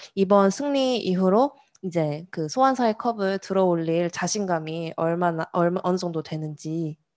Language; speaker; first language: Korean; native; Korean